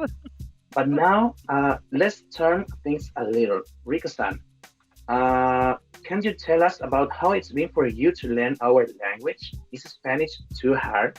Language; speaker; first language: English; non-native, fluent; Spanish